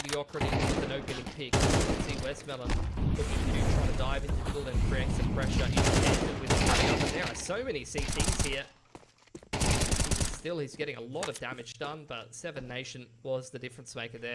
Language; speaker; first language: English; native; English